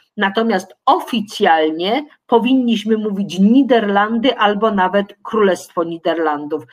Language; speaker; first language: Polish; native; Polish